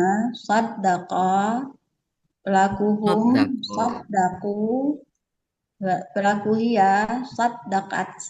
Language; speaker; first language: Arabic; non-native, learner; Indonesian